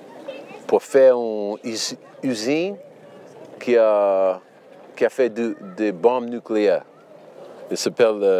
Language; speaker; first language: French; non-native, learner; English